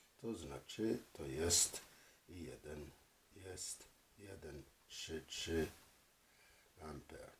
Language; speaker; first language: Polish; non-native, fluent; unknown